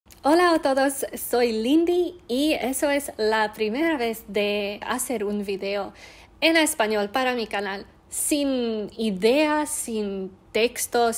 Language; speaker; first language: Spanish; non-native, learner; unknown